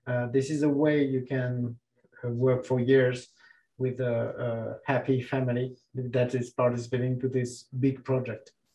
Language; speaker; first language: English; non-native, fluent; French